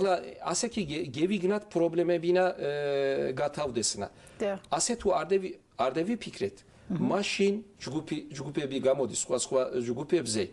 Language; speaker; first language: Georgian; early bilingual, heritage; Turkish